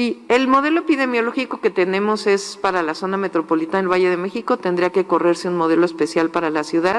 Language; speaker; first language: Spanish; native; Spanish